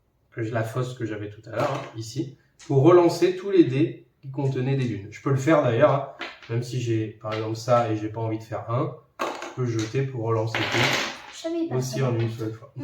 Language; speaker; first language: French; native; French